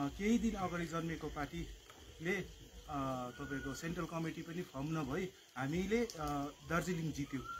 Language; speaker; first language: Nepali; native; Nepali